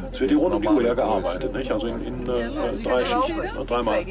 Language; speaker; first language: German; native; German